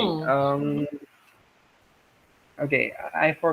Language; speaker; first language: English; non-native, learner; Indonesian